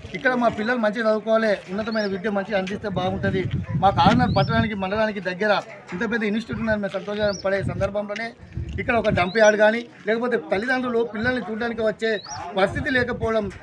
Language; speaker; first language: Telugu; native; Telugu